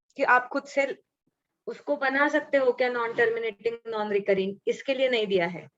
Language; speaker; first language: Hindi; non-native, local second language; Marathi